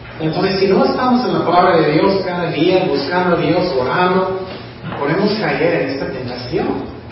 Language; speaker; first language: Spanish; non-native, fluent; English